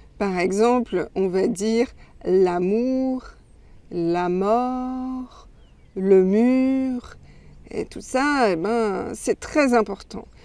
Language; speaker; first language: French; native; French